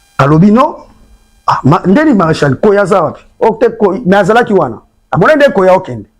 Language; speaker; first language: Lingala; native; Lingala